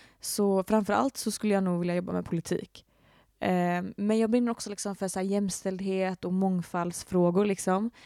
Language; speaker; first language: Swedish; native; Swedish